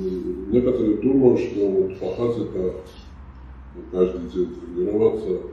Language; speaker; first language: Russian; non-native, fluent; Georgian